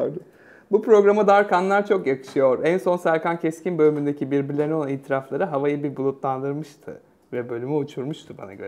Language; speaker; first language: Turkish; native; Turkish